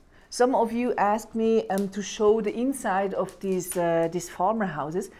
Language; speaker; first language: English; non-native, fluent; Swiss German